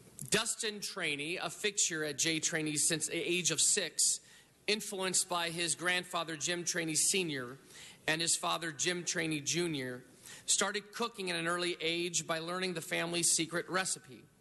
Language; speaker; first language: English; early bilingual, other home language; Italian